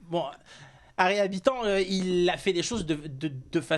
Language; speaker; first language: French; native; French